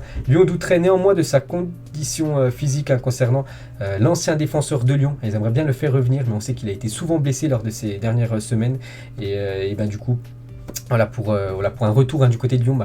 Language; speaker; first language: French; native; French